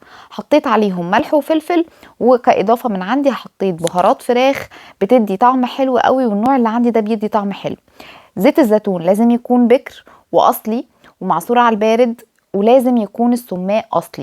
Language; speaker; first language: Arabic; native; Arabic